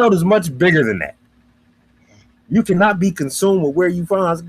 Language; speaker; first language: English; native; English